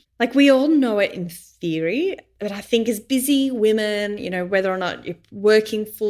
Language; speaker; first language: English; native; English